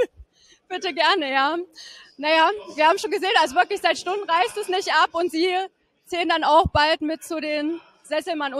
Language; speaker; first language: German; native; German